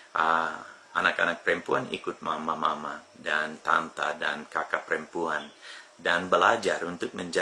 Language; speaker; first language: Indonesian; non-native, fluent; English